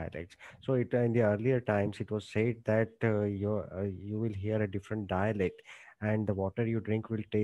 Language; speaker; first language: English; non-native, local second language; Marathi